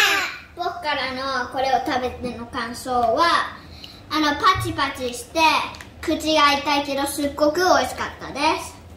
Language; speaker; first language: Japanese; early bilingual, heritage; Japanese